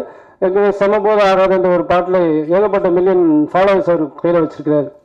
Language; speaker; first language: Tamil; native; Tamil